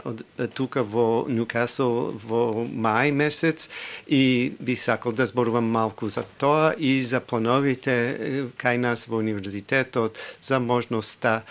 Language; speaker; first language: Macedonian; non-native, fluent; English